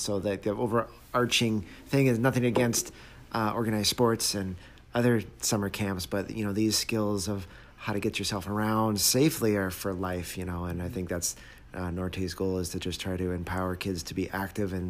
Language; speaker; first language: English; native; English